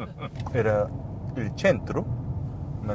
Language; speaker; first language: Italian; non-native, learner; Korean